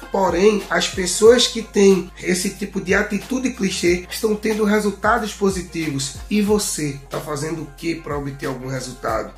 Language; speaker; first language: Portuguese; native; Portuguese